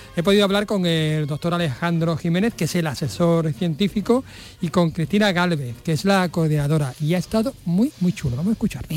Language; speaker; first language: Spanish; native; Spanish